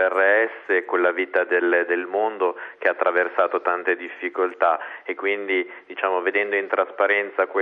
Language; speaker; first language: Italian; native; Italian